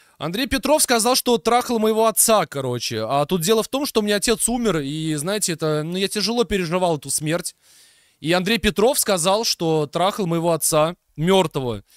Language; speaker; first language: Russian; native; Russian